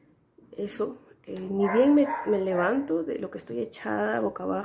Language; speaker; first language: Spanish; native; Spanish